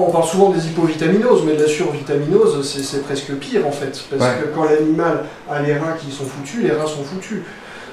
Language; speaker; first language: French; native; French